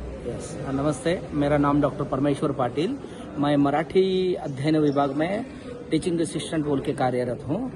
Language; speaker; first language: Hindi; non-native, local second language; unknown